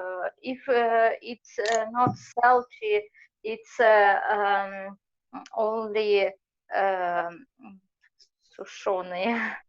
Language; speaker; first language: English; non-native, learner; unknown